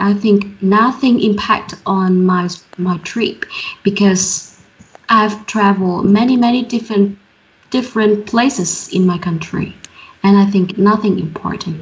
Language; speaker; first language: English; non-native, learner; Vietnamese